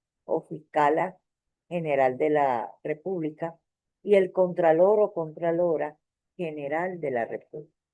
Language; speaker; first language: Spanish; native; Spanish